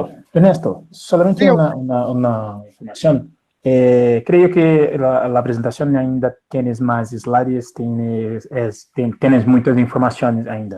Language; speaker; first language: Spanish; non-native, fluent; Portuguese